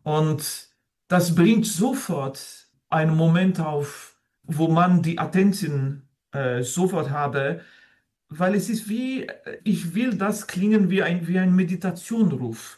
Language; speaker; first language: German; non-native, fluent; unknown